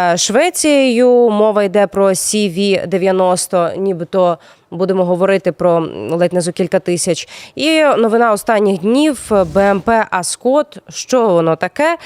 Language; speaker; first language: Ukrainian; native; Ukrainian